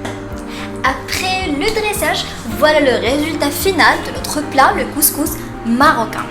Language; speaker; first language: French; non-native, local second language; Arabic